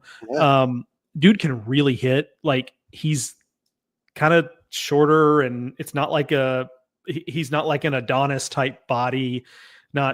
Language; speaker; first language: English; native; English